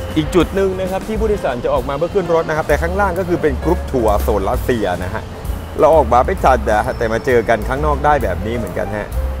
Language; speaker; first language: Thai; native; Thai